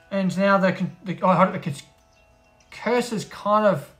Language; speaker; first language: English; native; English